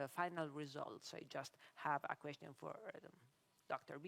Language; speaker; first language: English; non-native, fluent; Italian